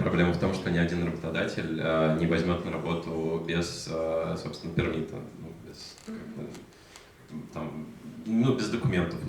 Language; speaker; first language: Russian; native; Russian